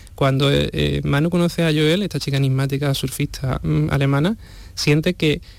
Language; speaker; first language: Spanish; native; Spanish